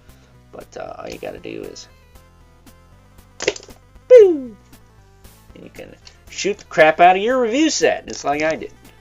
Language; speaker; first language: English; native; English